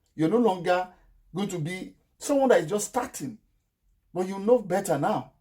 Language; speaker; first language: English; non-native, local second language; Yoruba